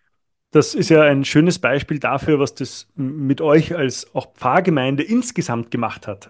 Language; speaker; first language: German; native; German